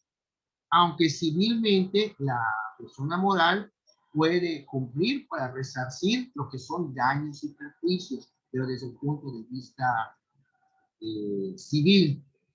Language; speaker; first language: Spanish; native; Spanish